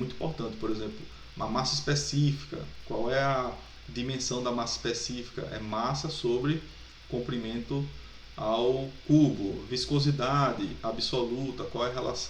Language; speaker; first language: Portuguese; native; Portuguese